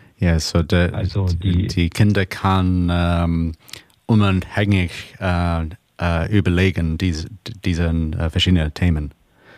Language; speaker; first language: German; non-native, learner; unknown